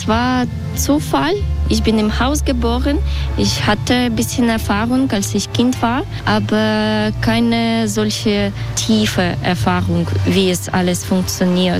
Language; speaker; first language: German; non-native, learner; Belarusian